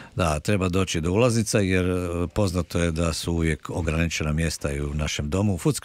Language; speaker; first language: Croatian; native; Croatian